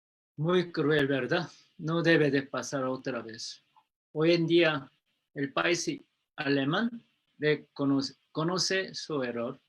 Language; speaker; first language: Spanish; non-native, fluent; Korean